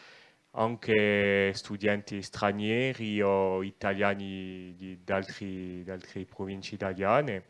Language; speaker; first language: Italian; non-native, local second language; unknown